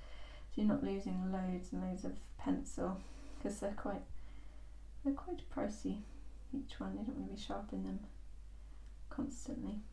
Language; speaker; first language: English; native; English